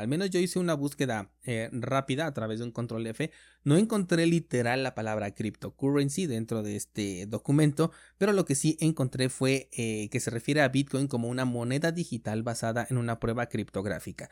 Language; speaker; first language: Spanish; native; Spanish